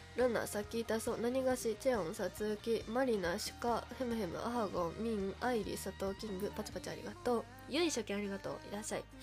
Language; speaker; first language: Japanese; native; Japanese